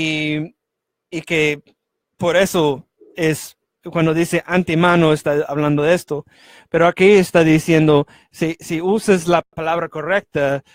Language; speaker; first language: Spanish; non-native, fluent; English